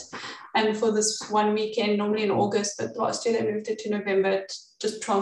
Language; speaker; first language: English; native; English